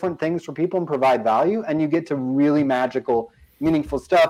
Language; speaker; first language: English; native; English